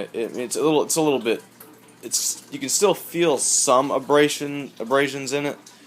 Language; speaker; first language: English; native; English